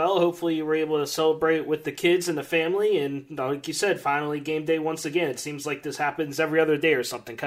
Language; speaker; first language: English; native; English